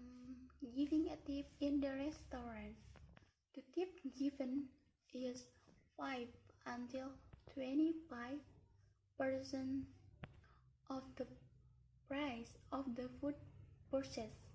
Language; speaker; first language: English; non-native, learner; Indonesian